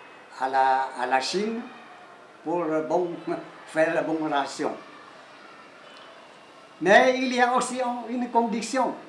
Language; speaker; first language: French; non-native, learner; Chinese